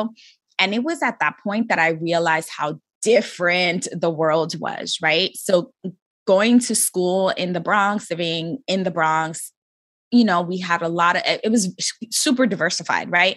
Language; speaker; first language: English; native; English